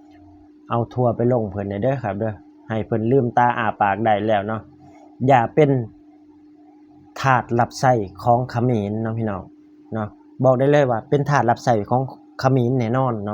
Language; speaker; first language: Thai; non-native, local second language; Northeastern Thai